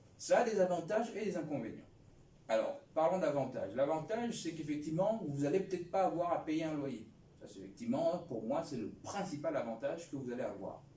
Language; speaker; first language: French; non-native, local second language; Lingala